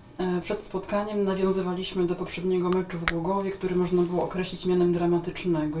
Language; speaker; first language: Polish; native; Polish